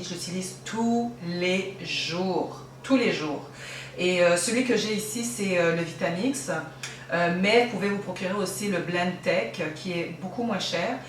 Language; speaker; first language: French; native; French